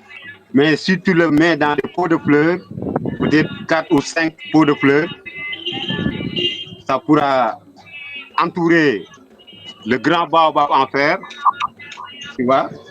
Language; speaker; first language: French; non-native, local second language; Wolof